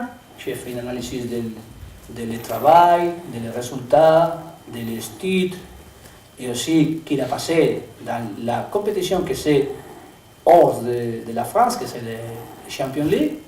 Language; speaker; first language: French; non-native, learner; Spanish